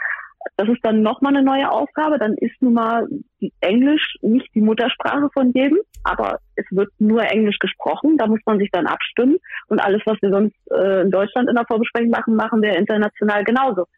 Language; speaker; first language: German; native; German